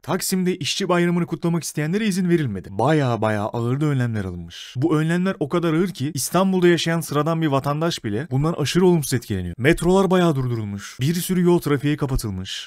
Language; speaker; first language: Turkish; native; Turkish